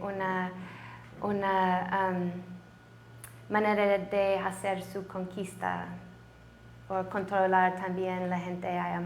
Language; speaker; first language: Spanish; non-native, learner; English